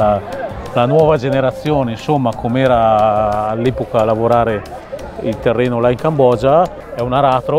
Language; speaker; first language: Italian; early bilingual, other home language; Khmer